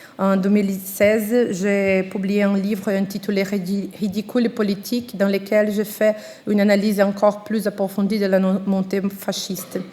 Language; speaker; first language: French; non-native, fluent; Portuguese